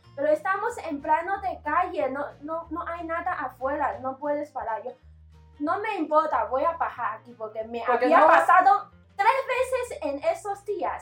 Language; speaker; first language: Spanish; non-native, learner; Chinese